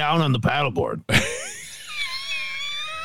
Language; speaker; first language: English; native; English